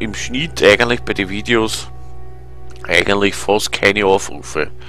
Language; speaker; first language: German; native; German